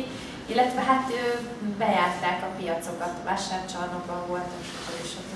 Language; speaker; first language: Hungarian; native; Hungarian